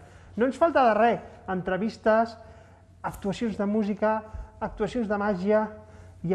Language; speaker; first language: Catalan; native; Catalan